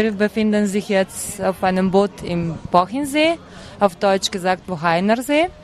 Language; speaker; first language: German; non-native, learner; Slovenian